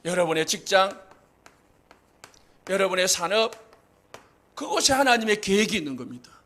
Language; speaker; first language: Korean; native; Korean